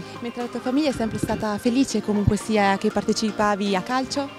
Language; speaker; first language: Italian; native; Italian